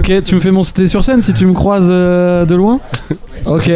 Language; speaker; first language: French; native; French